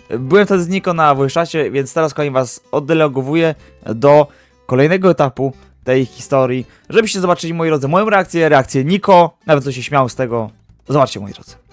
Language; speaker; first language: Polish; native; Polish